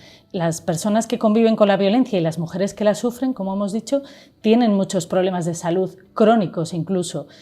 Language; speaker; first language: Spanish; native; Spanish